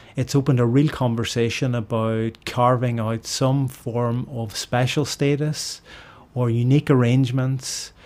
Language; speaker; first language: English; native; English